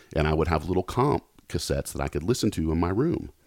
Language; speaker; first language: English; native; English